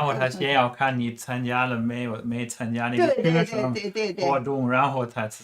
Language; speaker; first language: Chinese; non-native, fluent; German